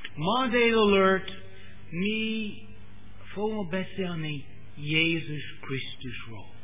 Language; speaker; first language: Hungarian; non-native, learner; English